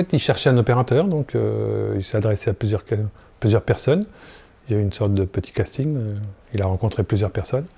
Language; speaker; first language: French; native; French